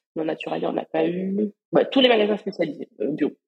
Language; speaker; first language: French; native; French